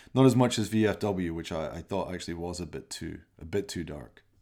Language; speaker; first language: English; native; English